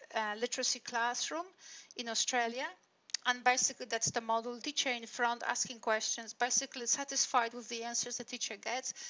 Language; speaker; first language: English; non-native, fluent; Polish